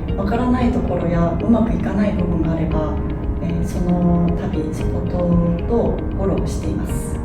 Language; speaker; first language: Japanese; non-native, fluent; Korean